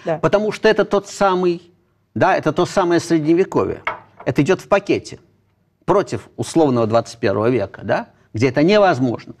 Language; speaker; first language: Russian; native; Russian